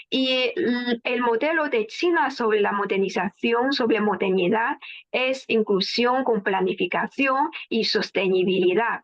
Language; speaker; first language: Spanish; non-native, fluent; Chinese